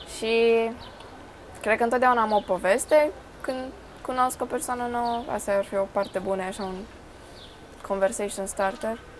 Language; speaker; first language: Romanian; early bilingual, other home language; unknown